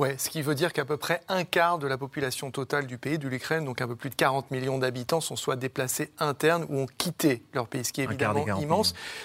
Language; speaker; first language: French; native; French